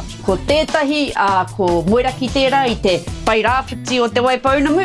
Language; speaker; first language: Māori; non-native, local second language; English